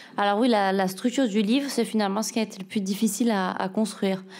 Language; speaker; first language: French; native; French